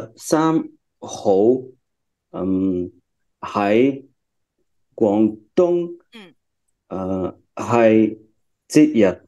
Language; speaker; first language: Cantonese; non-native, learner; Bulgarian